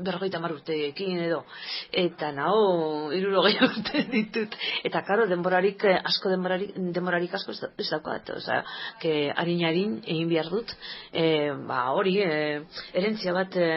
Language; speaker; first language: Basque; non-native, local second language; Spanish